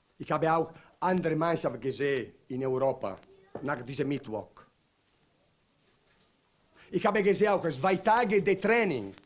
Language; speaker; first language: German; non-native, learner; Italian